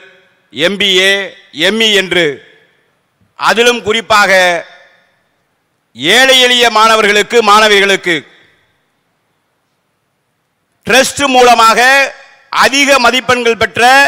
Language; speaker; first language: Tamil; native; Tamil